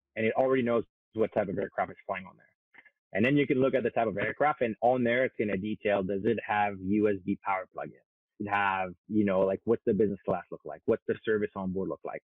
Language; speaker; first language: English; non-native, fluent; French